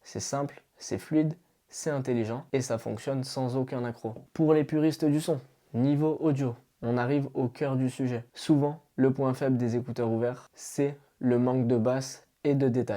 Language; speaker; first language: French; native; French